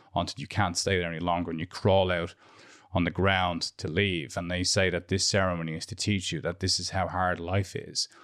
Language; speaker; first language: English; native; English